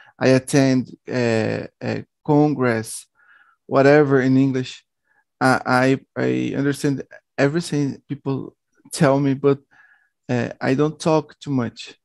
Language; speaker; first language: English; non-native, learner; Portuguese